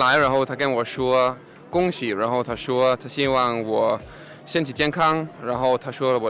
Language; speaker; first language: Chinese; non-native, fluent; Danish